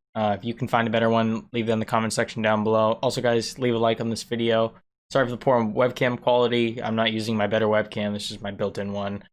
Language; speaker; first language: English; native; English